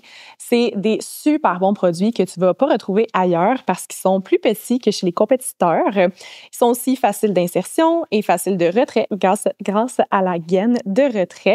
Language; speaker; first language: French; native; French